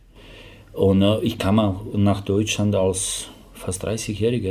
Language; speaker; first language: German; non-native, fluent; Slovak